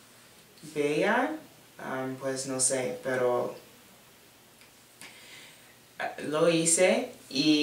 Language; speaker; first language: Spanish; non-native, learner; English